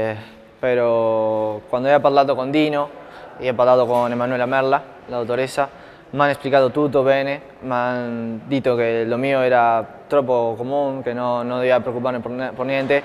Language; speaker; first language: Italian; non-native, learner; Spanish